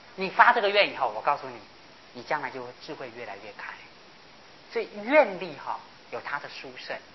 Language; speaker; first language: Chinese; non-native, local second language; Hakka Chinese